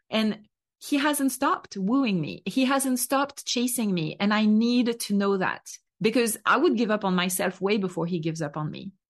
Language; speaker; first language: English; non-native, fluent; French